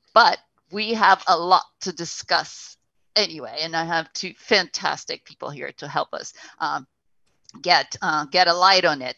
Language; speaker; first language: English; non-native, fluent; Portuguese